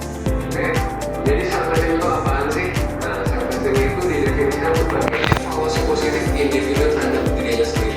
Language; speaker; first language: Indonesian; native; Indonesian